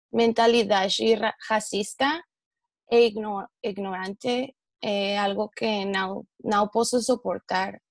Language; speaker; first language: Portuguese; non-native, learner; Spanish